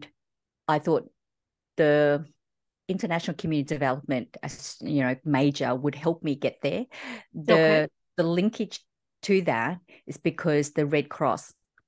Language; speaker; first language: English; early bilingual, other home language; Vietnamese